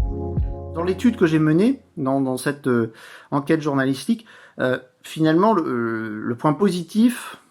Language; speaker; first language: French; native; French